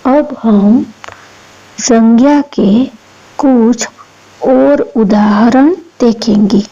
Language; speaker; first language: Hindi; non-native, local second language; Gujarati